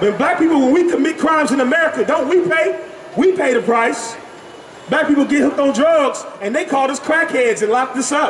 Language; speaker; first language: English; native; English